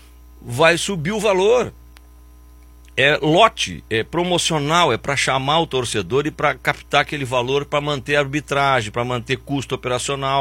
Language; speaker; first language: Portuguese; native; Portuguese